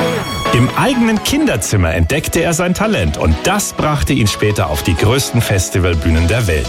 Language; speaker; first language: German; native; German